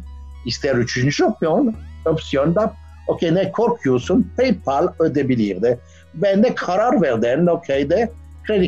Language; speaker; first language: Turkish; non-native, learner; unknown